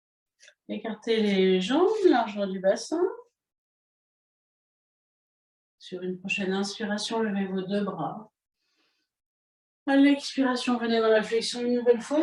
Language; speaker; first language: French; native; French